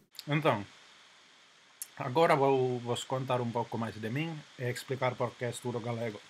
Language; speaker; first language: Galician; non-native, fluent; Finnish